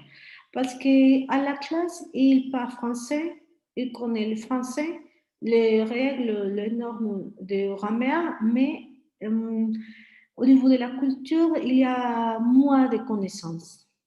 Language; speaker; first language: French; non-native, fluent; Spanish